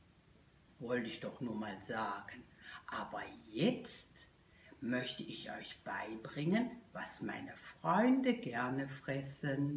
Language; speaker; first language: German; native; German